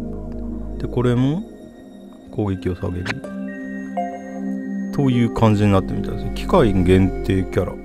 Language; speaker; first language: Japanese; native; Japanese